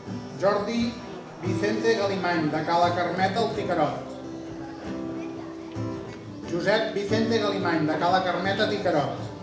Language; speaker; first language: Catalan; native; Catalan